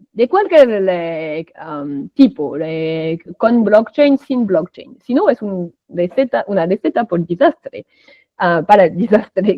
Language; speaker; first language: Spanish; non-native, fluent; French